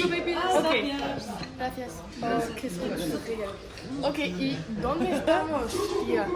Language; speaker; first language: Spanish; non-native, learner; French